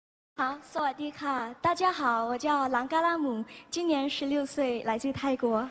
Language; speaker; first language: Chinese; non-native, learner; Thai